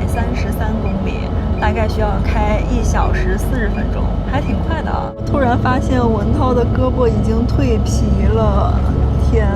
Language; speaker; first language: Chinese; native; Chinese